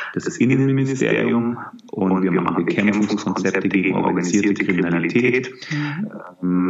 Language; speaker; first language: German; native; German